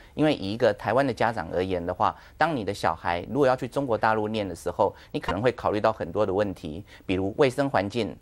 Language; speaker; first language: Chinese; native; Chinese